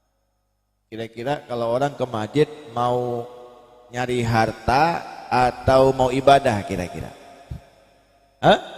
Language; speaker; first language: Indonesian; native; Indonesian